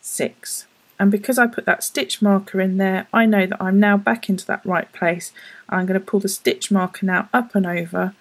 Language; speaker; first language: English; native; English